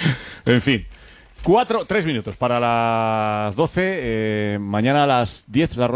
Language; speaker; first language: Spanish; native; Spanish